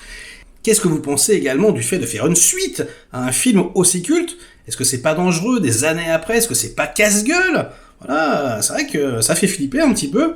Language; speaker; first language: French; native; French